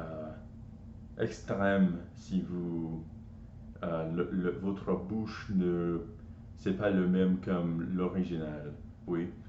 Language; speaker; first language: French; non-native, learner; English